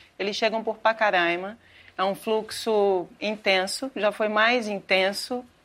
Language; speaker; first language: Portuguese; native; Portuguese